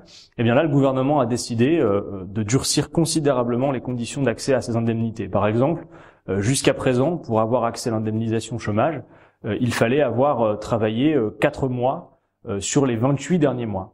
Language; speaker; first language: French; native; French